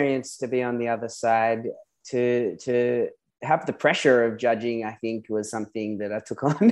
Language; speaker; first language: English; native; English